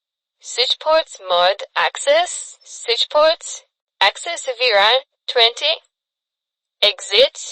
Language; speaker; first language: English; non-native, fluent; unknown